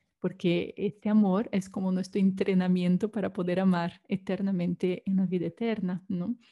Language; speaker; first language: Spanish; non-native, fluent; Portuguese